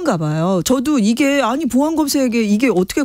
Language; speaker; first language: Korean; native; Korean